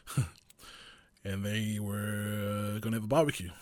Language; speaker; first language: English; non-native, local second language; Māori